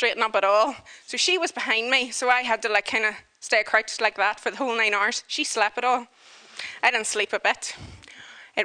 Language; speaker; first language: English; native; English